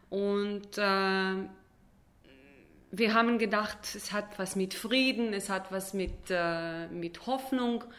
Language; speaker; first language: German; non-native, fluent; Hebrew